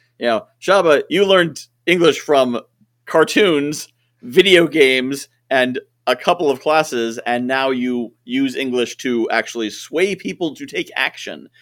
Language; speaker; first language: English; native; English